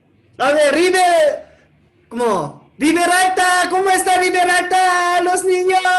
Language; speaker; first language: Spanish; non-native, learner; Korean